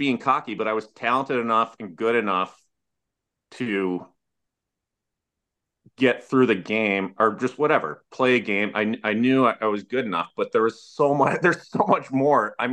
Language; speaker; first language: English; native; English